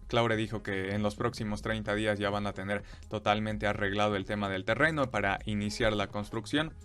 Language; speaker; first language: Spanish; native; Spanish